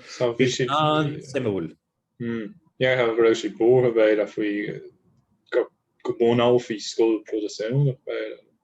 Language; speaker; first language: Irish; non-native, local second language; English